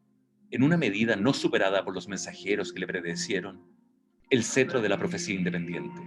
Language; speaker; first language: Spanish; native; Spanish